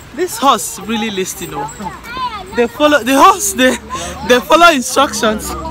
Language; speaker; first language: English; non-native, local second language; Igbo